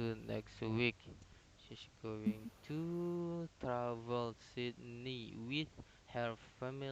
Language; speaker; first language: English; non-native, learner; Indonesian